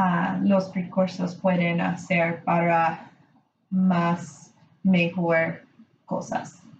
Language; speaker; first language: Spanish; non-native, learner; English